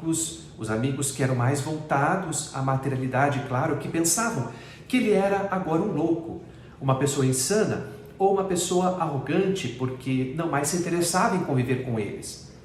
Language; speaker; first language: Portuguese; native; Portuguese